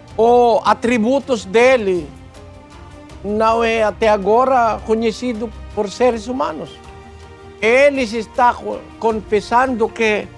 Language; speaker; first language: Portuguese; non-native, learner; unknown